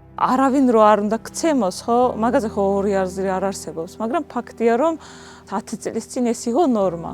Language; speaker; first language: Georgian; non-native, local second language; Azerbaijani